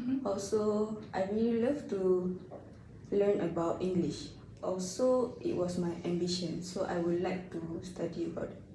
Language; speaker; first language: English; non-native, learner; Malay